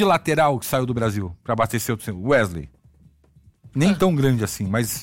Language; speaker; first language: Portuguese; native; Portuguese